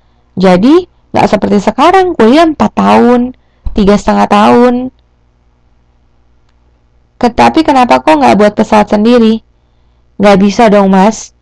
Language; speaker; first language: Indonesian; native; Indonesian